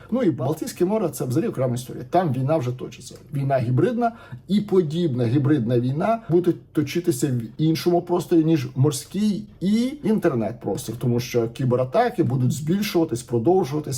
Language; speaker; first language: Ukrainian; native; Ukrainian